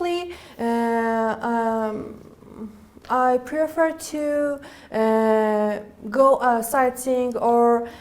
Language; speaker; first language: English; non-native, learner; Persian